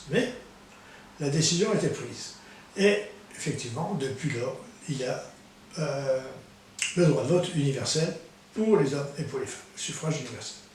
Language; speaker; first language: French; native; French